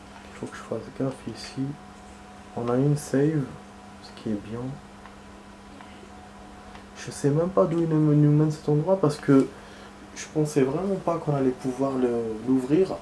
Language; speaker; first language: French; native; French